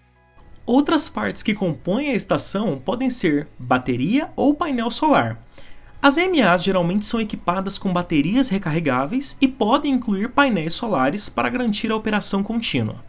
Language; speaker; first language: Portuguese; native; Portuguese